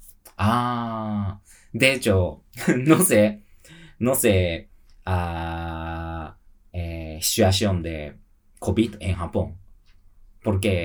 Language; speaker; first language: Spanish; non-native, learner; Japanese